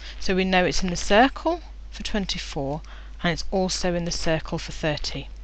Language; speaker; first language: English; native; English